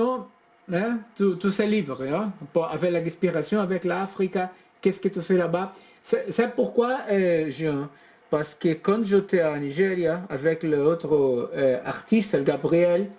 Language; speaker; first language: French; non-native, learner; Portuguese